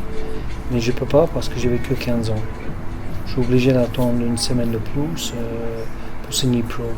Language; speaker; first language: French; non-native, fluent; English